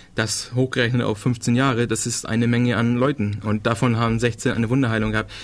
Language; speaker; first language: German; non-native, fluent; Danish